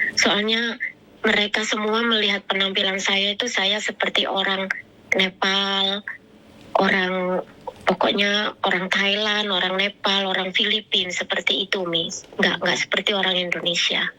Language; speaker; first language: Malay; non-native, local second language; Javanese